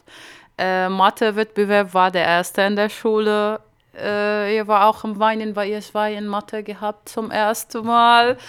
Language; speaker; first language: German; non-native, fluent; Arabic